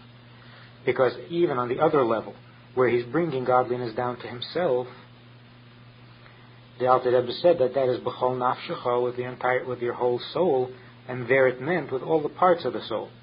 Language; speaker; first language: English; native; English